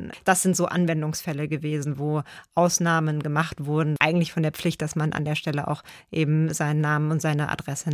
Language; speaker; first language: German; native; German